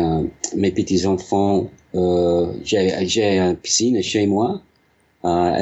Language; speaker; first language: French; non-native, learner; English